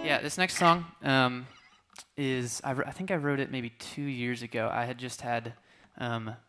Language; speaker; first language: English; native; English